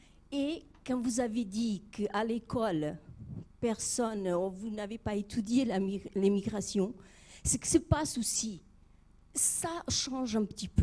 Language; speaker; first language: French; non-native, fluent; Portuguese